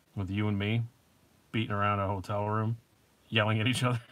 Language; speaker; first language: English; native; English